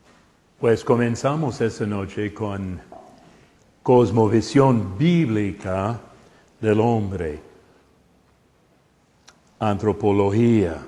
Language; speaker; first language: Spanish; non-native, fluent; English